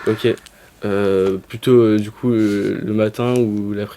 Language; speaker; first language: French; native; French